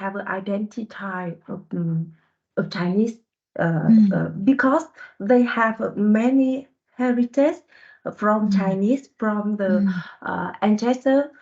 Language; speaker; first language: English; non-native, learner; Vietnamese